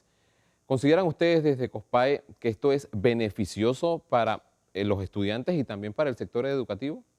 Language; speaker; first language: Spanish; native; Spanish